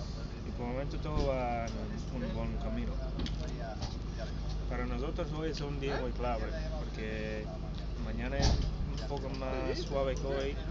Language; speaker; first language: Spanish; non-native, fluent; English